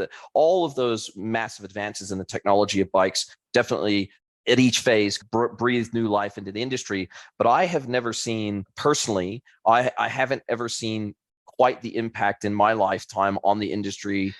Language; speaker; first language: English; native; English